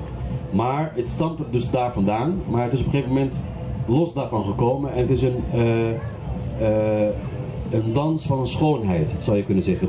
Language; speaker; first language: Dutch; non-native, fluent; Arabic